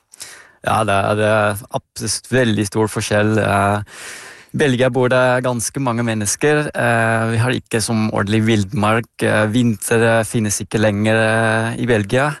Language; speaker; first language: Norwegian; non-native, fluent; Dutch